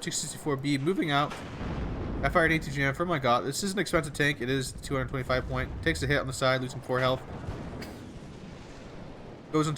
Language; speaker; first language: English; native; English